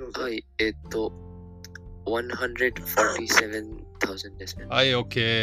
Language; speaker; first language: Japanese; non-native, learner; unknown